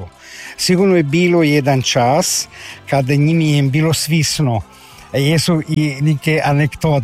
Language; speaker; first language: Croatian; early bilingual, heritage; Croatian